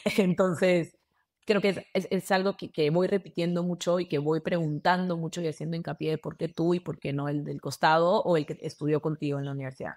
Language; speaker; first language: Spanish; native; Spanish